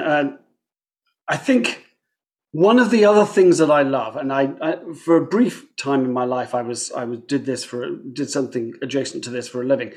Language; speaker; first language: English; native; English